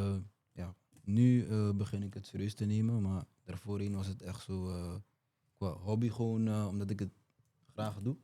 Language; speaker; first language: Dutch; early bilingual, other home language; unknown